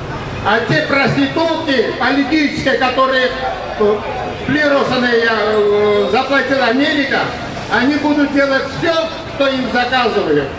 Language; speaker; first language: Russian; non-native, local second language; Armenian